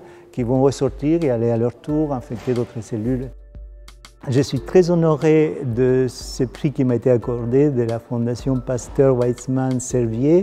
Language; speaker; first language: French; non-native, fluent; Spanish